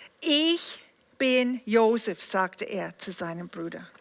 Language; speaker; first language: German; non-native, fluent; English